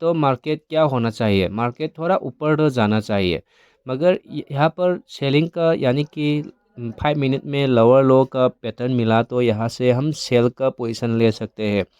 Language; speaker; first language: Hindi; non-native, local second language; Manipuri